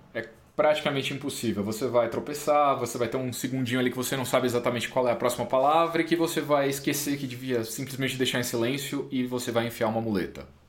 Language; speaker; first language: Portuguese; native; Portuguese